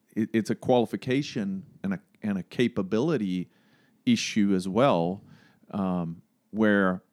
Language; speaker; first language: English; non-native, fluent; Swedish